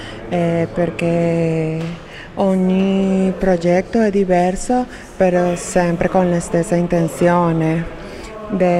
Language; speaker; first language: Italian; non-native, fluent; Spanish